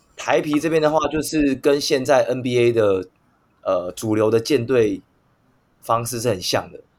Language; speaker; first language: Chinese; native; Chinese